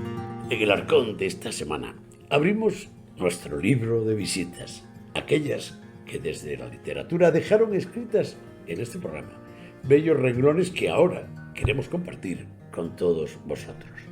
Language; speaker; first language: Spanish; native; Spanish